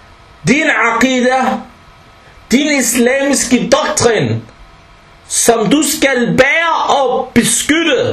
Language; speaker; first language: Danish; early bilingual, other home language; Arabic